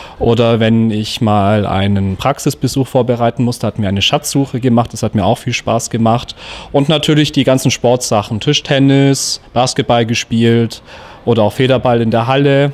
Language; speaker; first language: German; native; German